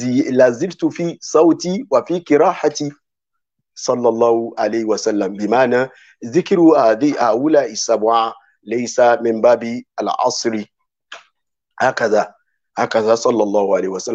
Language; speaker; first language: Arabic; non-native, fluent; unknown